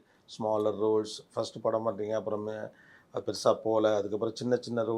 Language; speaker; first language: Tamil; native; Tamil